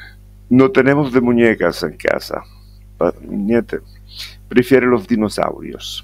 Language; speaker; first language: Spanish; non-native, fluent; Italian